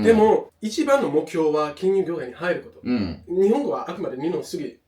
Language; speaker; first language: Japanese; non-native, fluent; English